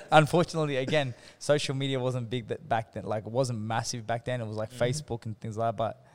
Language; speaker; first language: English; native; English